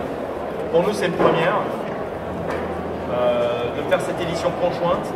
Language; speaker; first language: French; native; French